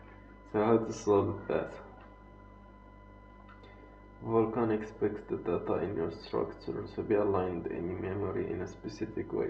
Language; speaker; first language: English; non-native, fluent; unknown